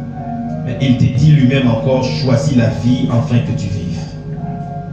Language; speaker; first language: French; non-native, local second language; Lingala